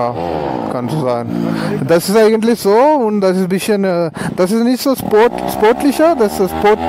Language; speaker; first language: German; non-native, learner; Telugu